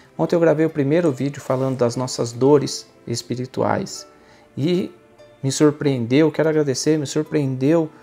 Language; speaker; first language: Portuguese; native; Portuguese